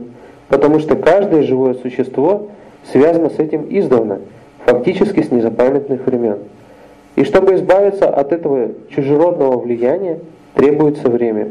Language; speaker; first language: Russian; native; Russian